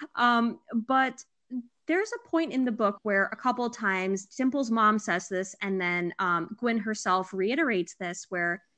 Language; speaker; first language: English; early bilingual, other home language; Hindi